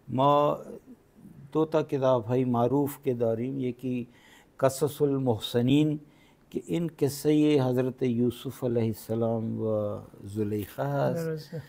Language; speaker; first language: Persian; non-native, fluent; Punjabi